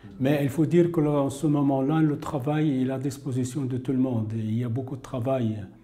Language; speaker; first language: French; non-native, local second language; Arabic